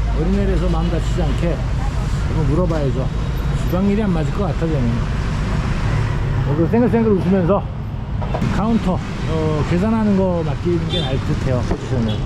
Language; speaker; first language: Korean; native; Korean